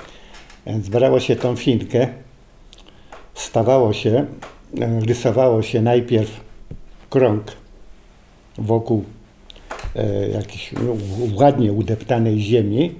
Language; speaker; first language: Polish; native; Polish